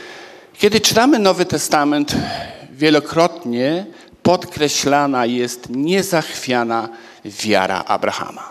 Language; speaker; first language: Polish; native; Polish